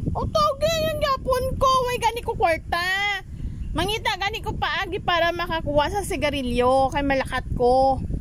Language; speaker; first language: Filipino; non-native, local second language; Hiligaynon